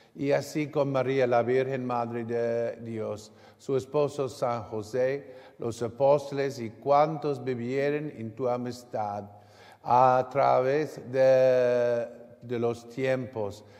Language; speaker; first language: Spanish; non-native, learner; English